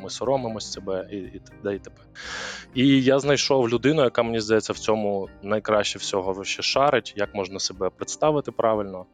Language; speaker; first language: Ukrainian; native; Ukrainian